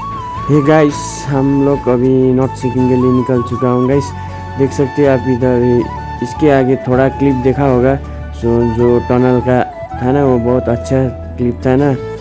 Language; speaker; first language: Hindi; non-native, local second language; Nepali